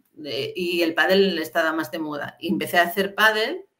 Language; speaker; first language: Spanish; native; Spanish